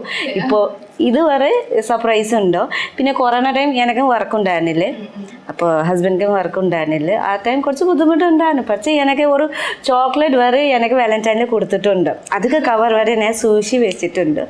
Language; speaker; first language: Malayalam; non-native, learner; Nepali